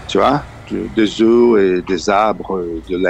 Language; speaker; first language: French; non-native, fluent; Portuguese